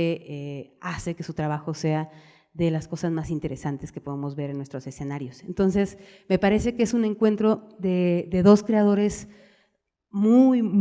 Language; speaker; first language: Spanish; native; Spanish